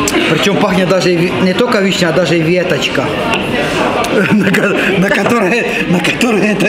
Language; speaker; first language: Russian; native; Russian